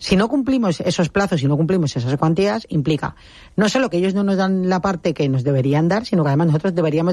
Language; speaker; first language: Spanish; native; Spanish